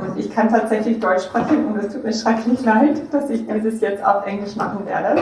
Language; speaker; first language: German; non-native, fluent; English